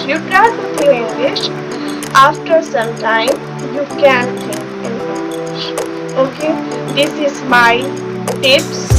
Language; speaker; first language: English; non-native, learner; Hindi